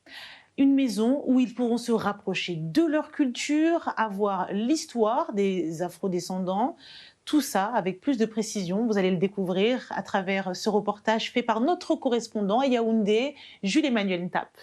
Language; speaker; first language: French; native; French